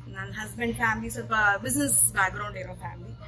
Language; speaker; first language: Kannada; non-native, local second language; Telugu